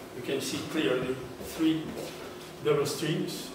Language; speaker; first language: English; non-native, fluent; Portuguese